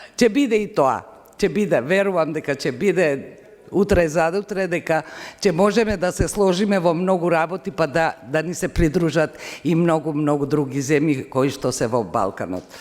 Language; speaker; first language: Macedonian; non-native, fluent; Albanian